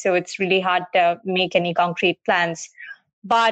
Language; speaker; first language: English; non-native, local second language; Hindi